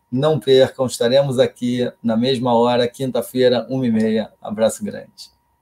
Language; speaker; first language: Portuguese; native; Portuguese